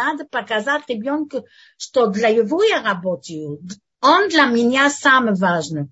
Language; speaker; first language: Russian; non-native, fluent; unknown